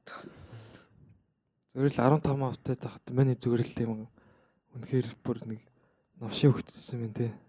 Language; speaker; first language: Mongolian; native; Mongolian